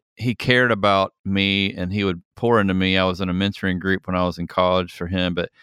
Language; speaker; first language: English; native; English